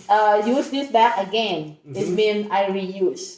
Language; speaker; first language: English; non-native, learner; Thai